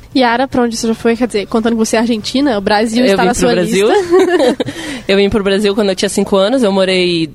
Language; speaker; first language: Portuguese; early bilingual, other home language; Spanish